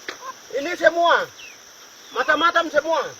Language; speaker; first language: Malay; non-native, local second language; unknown